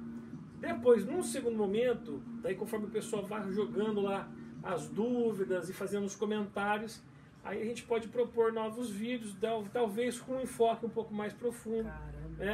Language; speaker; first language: Portuguese; native; Portuguese